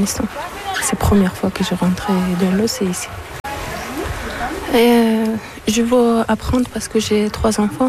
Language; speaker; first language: French; non-native, learner; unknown